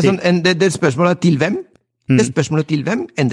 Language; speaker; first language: Norwegian; non-native, fluent; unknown